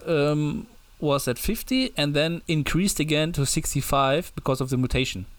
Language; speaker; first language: English; non-native, fluent; German